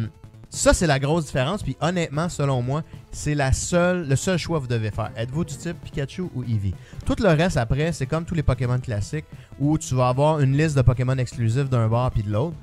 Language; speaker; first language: French; native; French